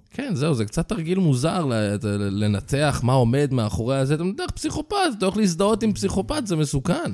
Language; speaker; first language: Hebrew; native; Hebrew